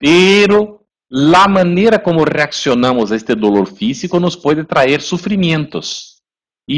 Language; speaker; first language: Spanish; non-native, fluent; Portuguese